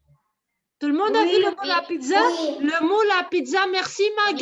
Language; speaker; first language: French; non-native, local second language; Arabic